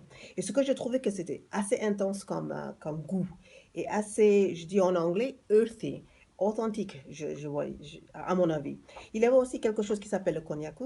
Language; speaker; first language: French; non-native, fluent; English